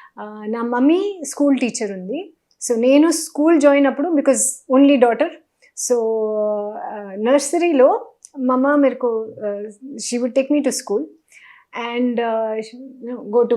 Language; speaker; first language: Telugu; non-native, local second language; Hindi